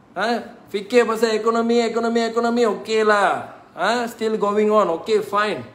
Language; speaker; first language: Malay; non-native, local second language; Tamil